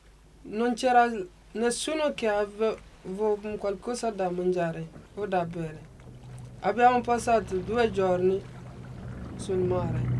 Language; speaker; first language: Italian; non-native, learner; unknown